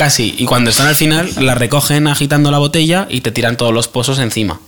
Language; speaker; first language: Spanish; native; Spanish